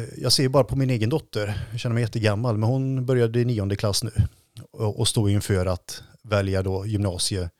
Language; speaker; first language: Swedish; native; Swedish